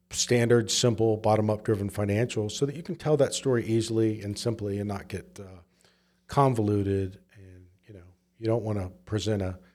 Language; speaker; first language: English; native; English